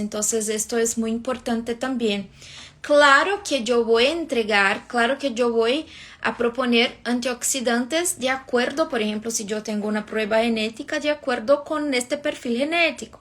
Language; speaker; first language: Spanish; non-native, fluent; Portuguese